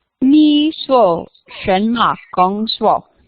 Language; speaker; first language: Chinese; non-native, learner; English